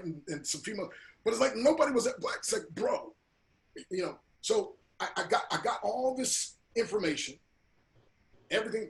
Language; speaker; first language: English; native; English